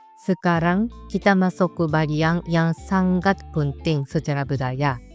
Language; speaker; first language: Indonesian; non-native, fluent; Japanese